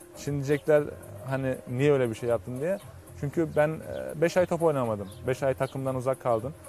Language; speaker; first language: Turkish; early bilingual, heritage; Turkish